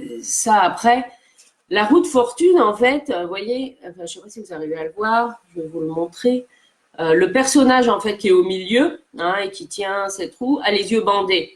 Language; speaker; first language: French; native; French